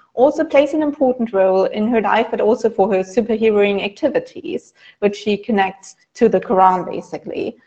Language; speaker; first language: English; non-native, fluent; German